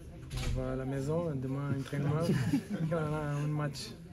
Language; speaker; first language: French; non-native, learner; Portuguese